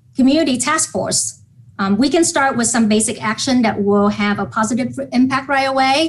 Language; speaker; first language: English; non-native, fluent; Vietnamese